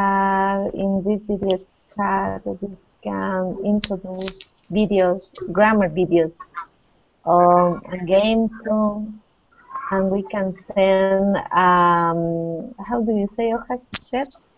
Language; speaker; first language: English; non-native, learner; Spanish